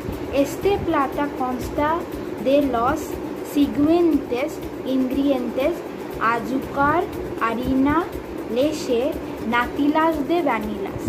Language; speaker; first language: Spanish; non-native, learner; Bangla